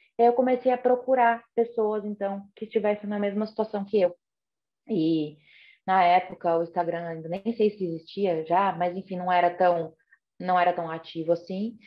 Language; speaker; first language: Portuguese; native; Portuguese